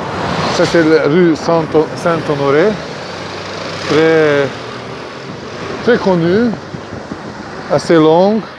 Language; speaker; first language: French; non-native, fluent; Hungarian